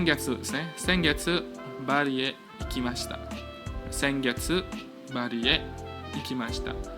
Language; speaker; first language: Japanese; non-native, fluent; Indonesian